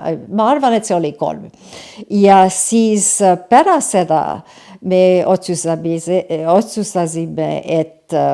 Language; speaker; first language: Estonian; early bilingual, heritage; Estonian